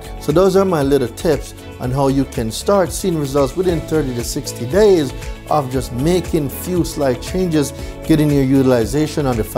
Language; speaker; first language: English; native; English